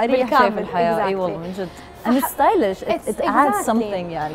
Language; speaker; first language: Arabic; native; Arabic